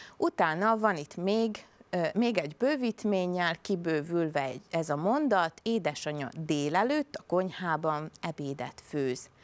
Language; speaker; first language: Hungarian; native; Hungarian